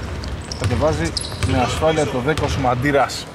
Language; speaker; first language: Greek; native; Greek